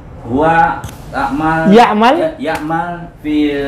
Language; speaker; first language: Arabic; non-native, learner; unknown